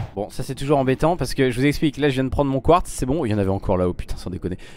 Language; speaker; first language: French; native; French